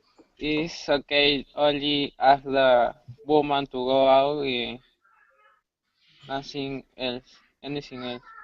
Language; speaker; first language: English; non-native, learner; Spanish